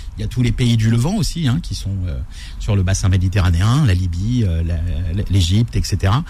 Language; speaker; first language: French; native; French